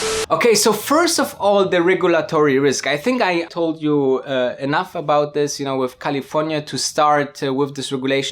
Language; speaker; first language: English; non-native, fluent; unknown